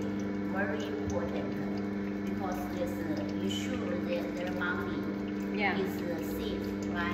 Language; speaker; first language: English; non-native, learner; Chinese